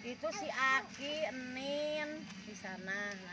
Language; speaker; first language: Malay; non-native, local second language; Sundanese